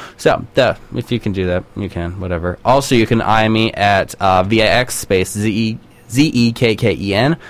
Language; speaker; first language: English; native; English